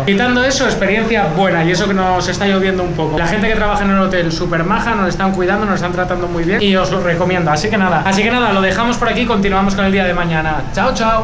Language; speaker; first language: Spanish; native; Spanish